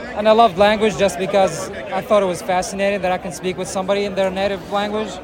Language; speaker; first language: English; non-native, fluent; Arabic